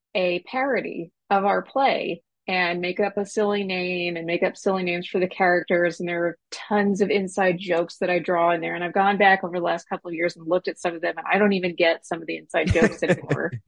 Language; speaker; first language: English; native; English